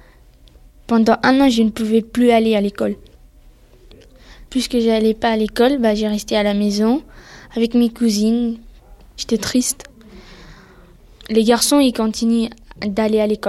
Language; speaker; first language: French; early bilingual, other home language; Pashto